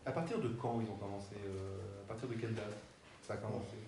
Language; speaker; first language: French; native; French